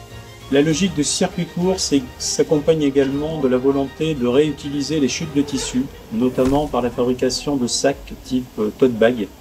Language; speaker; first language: French; native; French